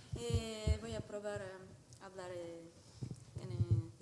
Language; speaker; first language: Spanish; non-native, learner; French